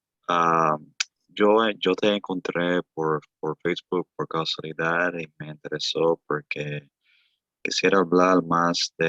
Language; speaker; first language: Spanish; early bilingual, heritage; Spanish